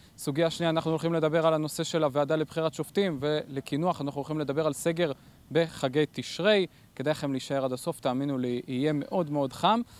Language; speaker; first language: Hebrew; native; Hebrew